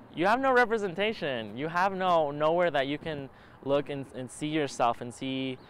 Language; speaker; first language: English; early bilingual, other home language; Spanish